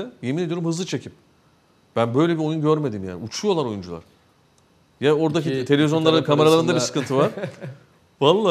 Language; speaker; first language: Turkish; native; Turkish